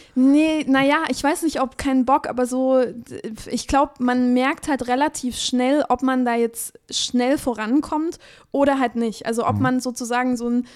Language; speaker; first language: German; native; German